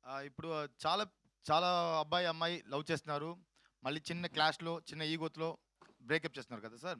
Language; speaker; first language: Telugu; non-native, learner; Tamil